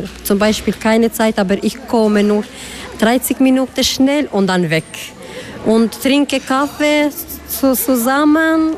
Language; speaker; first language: German; non-native, learner; Albanian